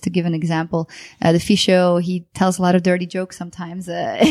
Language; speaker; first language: English; non-native, fluent; Dutch